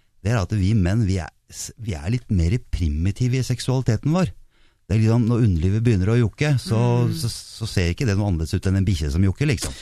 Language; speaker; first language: Norwegian; native; Norwegian